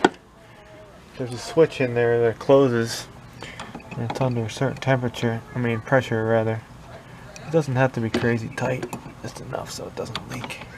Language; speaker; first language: English; native; English